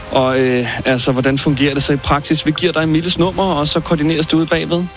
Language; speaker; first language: Danish; native; Danish